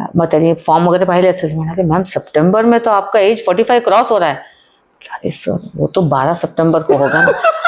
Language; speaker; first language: Hindi; non-native, local second language; Marathi